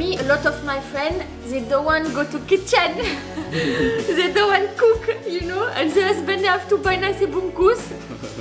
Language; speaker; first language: English; non-native, learner; French